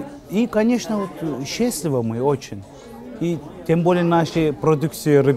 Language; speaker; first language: Russian; non-native, learner; Turkish